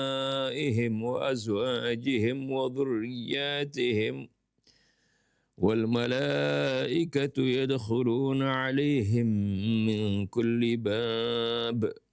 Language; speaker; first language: Arabic; non-native, fluent; Indonesian